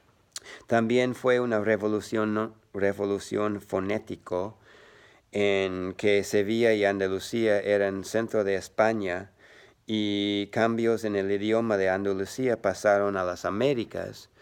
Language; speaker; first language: Spanish; non-native, learner; English